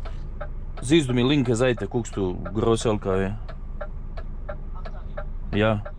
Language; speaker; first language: German; non-native, learner; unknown